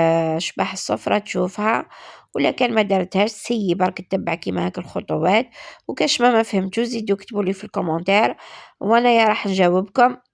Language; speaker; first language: Arabic; native; Arabic